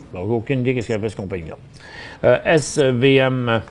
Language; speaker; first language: French; native; French